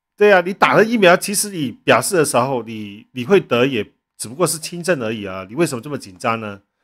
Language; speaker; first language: Chinese; non-native, local second language; Cantonese